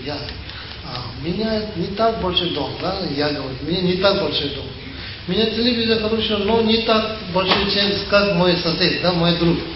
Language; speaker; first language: Russian; non-native, learner; Tibetan